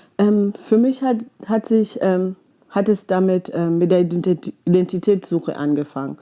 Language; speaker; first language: German; early bilingual, other home language; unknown